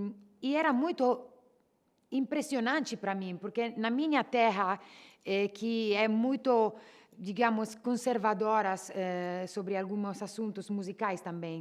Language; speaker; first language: Portuguese; non-native, fluent; Italian